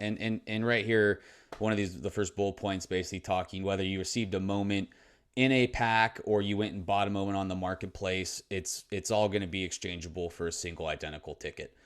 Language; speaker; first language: English; native; English